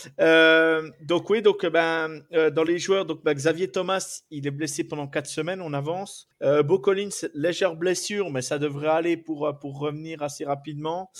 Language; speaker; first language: French; native; French